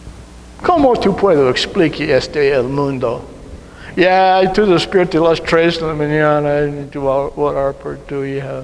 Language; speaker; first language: Spanish; non-native, learner; English